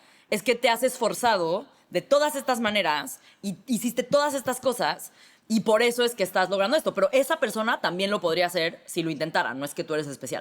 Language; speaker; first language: Spanish; native; Spanish